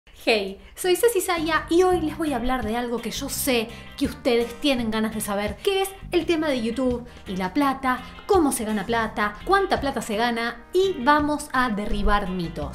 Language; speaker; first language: Spanish; native; Spanish